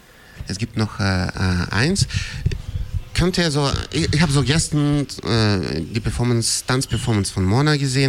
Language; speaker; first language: German; non-native, fluent; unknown